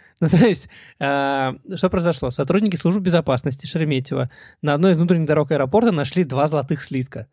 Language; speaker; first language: Russian; native; Russian